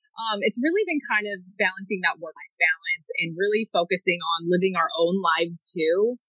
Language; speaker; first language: English; native; English